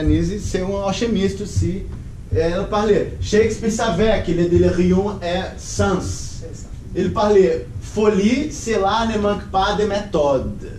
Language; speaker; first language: French; non-native, learner; Portuguese